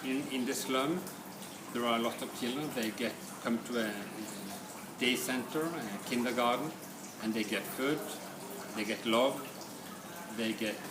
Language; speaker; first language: English; non-native, fluent; Norwegian